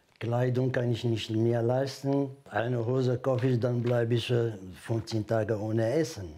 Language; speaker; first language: German; non-native, learner; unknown